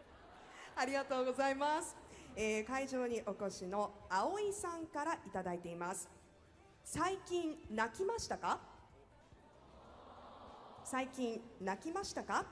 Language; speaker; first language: Japanese; native; Japanese